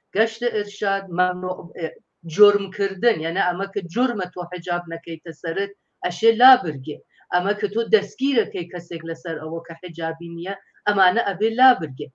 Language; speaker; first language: Central Kurdish; non-native, local second language; Persian